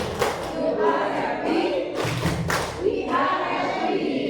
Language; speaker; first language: English; non-native, learner; Indonesian